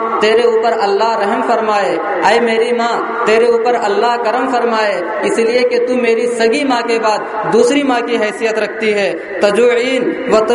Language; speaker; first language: Urdu; native; Urdu